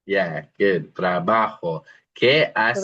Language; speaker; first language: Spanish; non-native, fluent; English